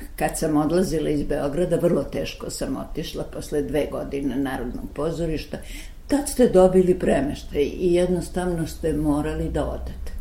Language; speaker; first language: Serbian; native; Serbian